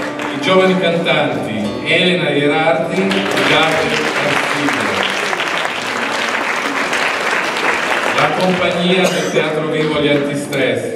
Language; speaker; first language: Italian; native; Italian